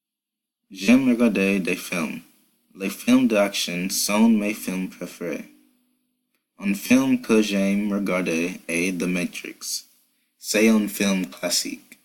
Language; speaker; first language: French; non-native, learner; English